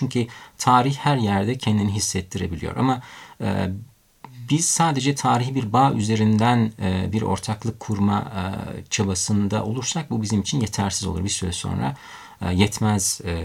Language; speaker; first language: Turkish; native; Turkish